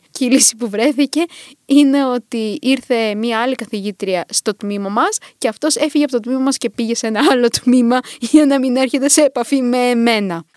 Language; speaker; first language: Greek; early bilingual, other home language; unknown